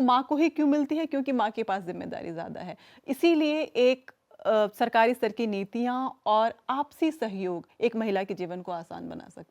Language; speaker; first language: Hindi; native; Hindi